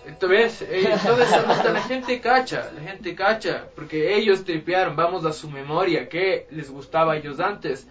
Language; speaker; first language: Spanish; native; Spanish